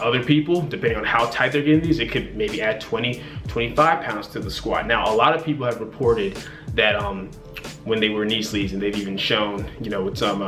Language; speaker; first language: English; native; English